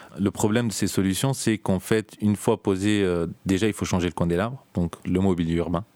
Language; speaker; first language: French; early bilingual, other home language; Turkish